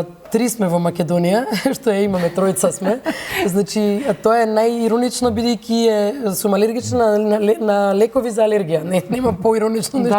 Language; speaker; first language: Macedonian; native; Macedonian